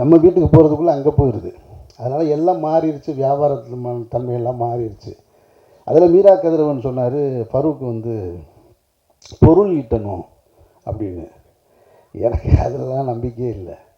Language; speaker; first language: Tamil; native; Tamil